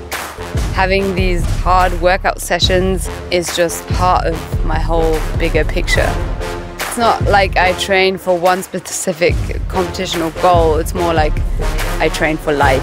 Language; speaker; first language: English; non-native, fluent; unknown